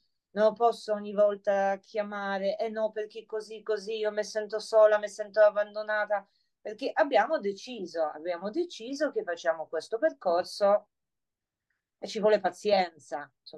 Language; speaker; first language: Italian; non-native, fluent; Polish